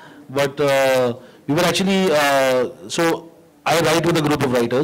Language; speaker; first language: Hindi; native; Hindi